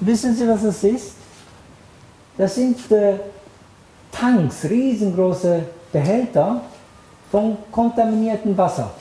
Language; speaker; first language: German; non-native, fluent; Japanese